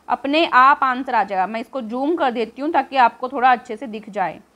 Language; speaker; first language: Hindi; native; Hindi